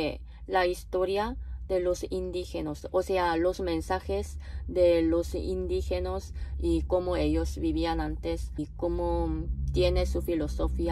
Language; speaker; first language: Spanish; non-native, fluent; Korean